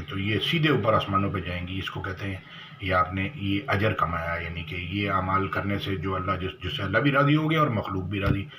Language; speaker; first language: Urdu; native; Urdu